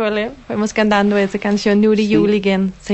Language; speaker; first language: Spanish; non-native, learner; Danish